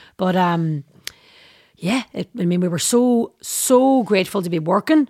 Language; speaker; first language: English; native; English